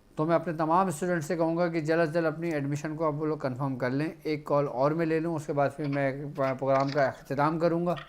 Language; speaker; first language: Urdu; native; Urdu